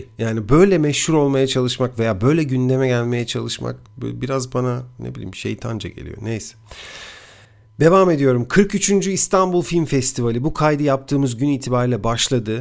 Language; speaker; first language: Turkish; native; Turkish